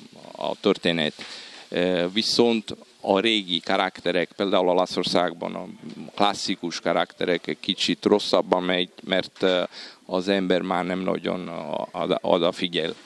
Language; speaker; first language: Hungarian; non-native, fluent; Italian